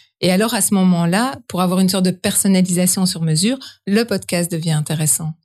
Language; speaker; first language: French; native; French